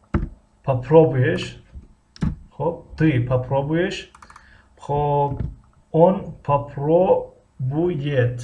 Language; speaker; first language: Russian; non-native, local second language; Tajik